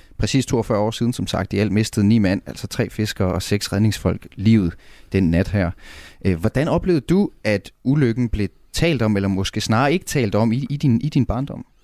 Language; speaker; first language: Danish; native; Danish